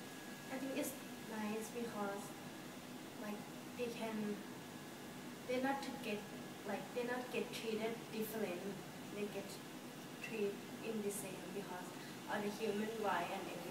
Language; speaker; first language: English; non-native, learner; Thai